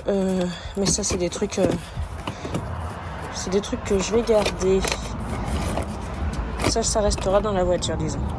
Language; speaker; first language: French; native; French